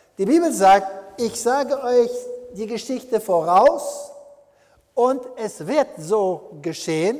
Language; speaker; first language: German; early bilingual, heritage; German